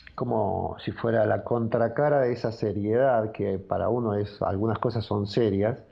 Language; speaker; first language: Spanish; native; Spanish